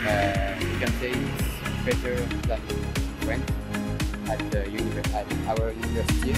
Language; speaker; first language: English; non-native, learner; French